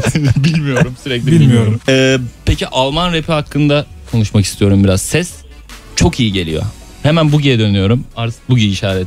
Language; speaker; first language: Turkish; native; Turkish